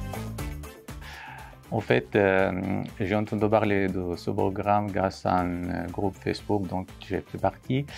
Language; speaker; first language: French; non-native, fluent; Arabic